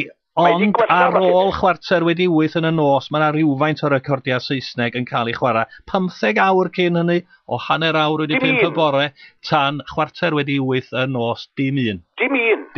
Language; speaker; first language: Welsh; native; Welsh